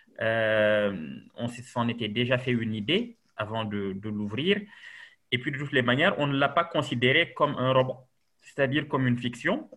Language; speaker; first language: French; non-native, local second language; Serer